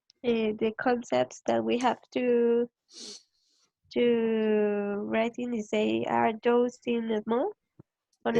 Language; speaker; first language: English; non-native, learner; Spanish